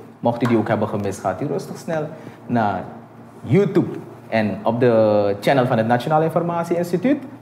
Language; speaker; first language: Dutch; native; Dutch